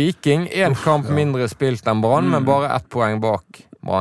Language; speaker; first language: Norwegian; native; Norwegian